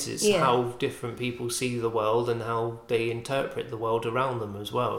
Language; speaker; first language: English; native; English